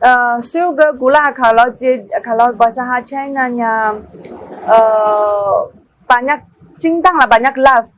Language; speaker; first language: Indonesian; non-native, learner; Chinese